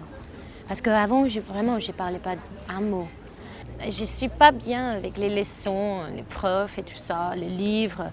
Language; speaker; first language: French; non-native, learner; English